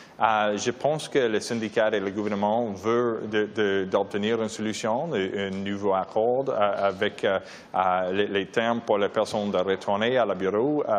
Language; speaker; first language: French; non-native, local second language; English